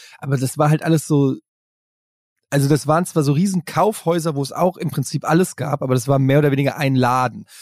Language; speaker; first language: German; native; German